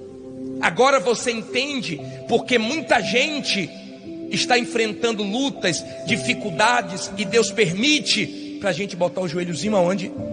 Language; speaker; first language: Portuguese; native; Portuguese